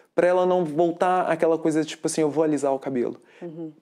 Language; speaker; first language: Portuguese; native; Portuguese